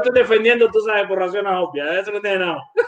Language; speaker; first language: Spanish; native; Spanish